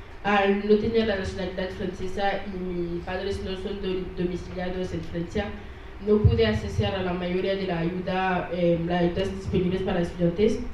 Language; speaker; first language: Spanish; non-native, learner; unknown